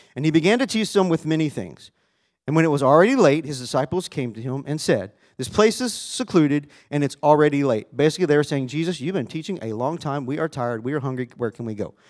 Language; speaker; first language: English; native; English